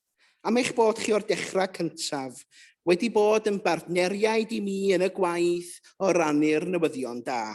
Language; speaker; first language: Welsh; native; Welsh